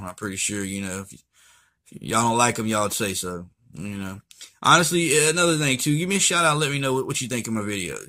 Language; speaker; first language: English; native; English